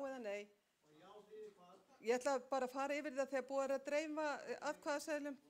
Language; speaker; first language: Icelandic; native; Icelandic